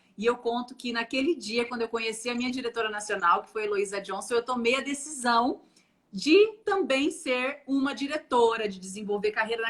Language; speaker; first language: Portuguese; native; Portuguese